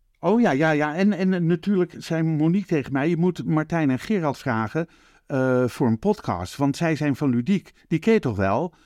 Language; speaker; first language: Dutch; native; Dutch